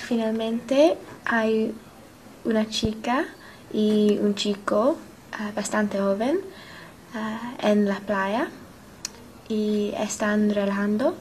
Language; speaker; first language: Spanish; non-native, learner; English